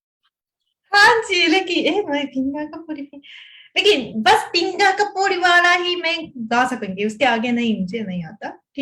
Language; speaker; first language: Hindi; non-native, fluent; Japanese